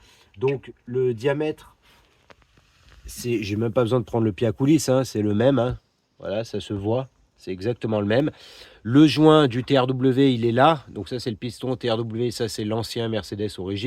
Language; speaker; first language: French; native; French